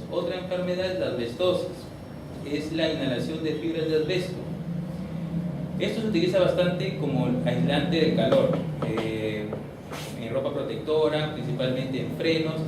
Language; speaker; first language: Spanish; native; Spanish